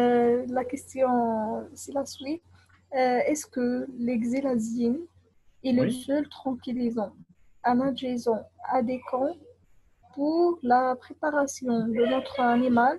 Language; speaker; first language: French; non-native, local second language; Arabic